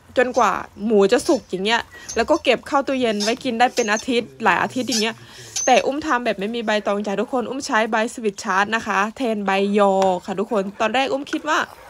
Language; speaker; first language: Thai; native; Thai